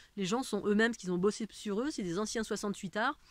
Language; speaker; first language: French; native; French